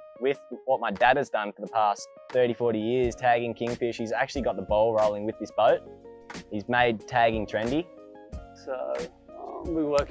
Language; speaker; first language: English; native; English